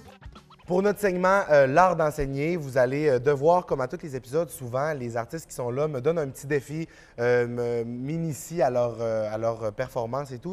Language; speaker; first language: French; native; French